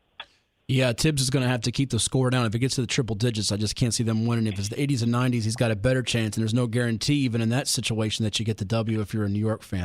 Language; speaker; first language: English; native; English